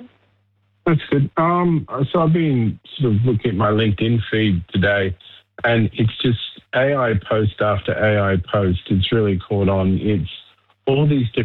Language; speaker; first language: English; native; English